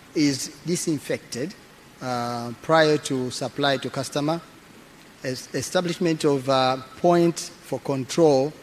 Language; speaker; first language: English; non-native, local second language; Swahili